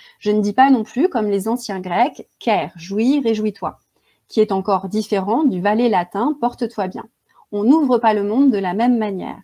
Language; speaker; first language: French; native; French